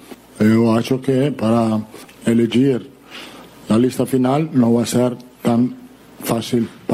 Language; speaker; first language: Portuguese; non-native, fluent; Italian